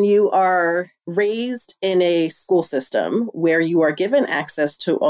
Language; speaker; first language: English; native; English